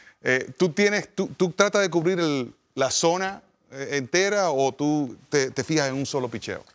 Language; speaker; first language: Spanish; native; Spanish